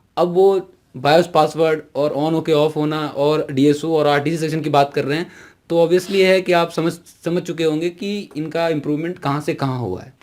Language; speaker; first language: Hindi; native; Hindi